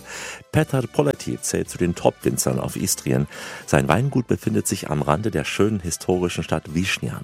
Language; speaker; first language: German; native; German